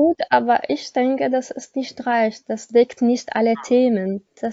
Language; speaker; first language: German; non-native, learner; Arabic